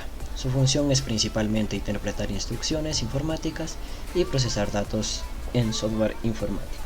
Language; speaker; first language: Spanish; native; Spanish